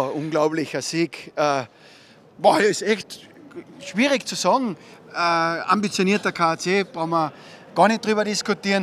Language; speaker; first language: German; native; German